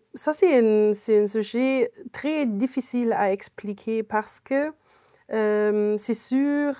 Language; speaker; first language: French; non-native, fluent; German